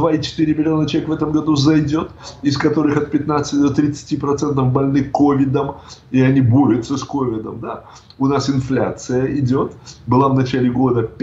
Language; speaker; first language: Russian; native; Russian